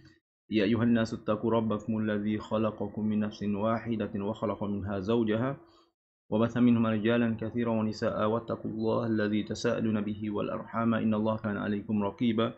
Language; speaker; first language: Arabic; non-native, fluent; Malay